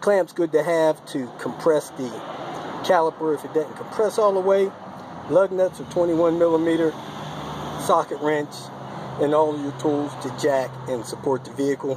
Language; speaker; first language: English; native; English